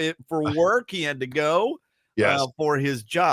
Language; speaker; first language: English; native; English